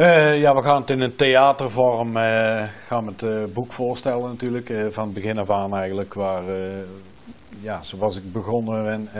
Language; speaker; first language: Dutch; native; Dutch